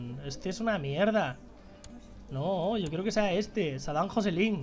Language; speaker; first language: Spanish; native; Spanish